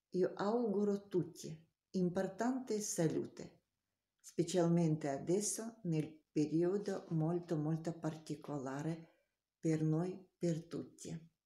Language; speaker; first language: Italian; non-native, learner; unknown